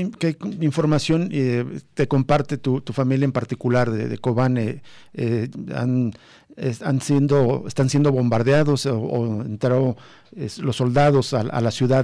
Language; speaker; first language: Spanish; native; Spanish